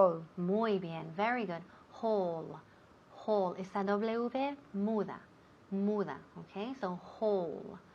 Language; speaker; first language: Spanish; non-native, fluent; English